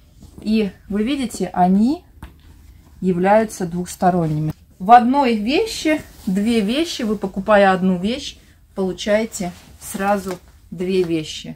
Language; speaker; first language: Russian; native; Russian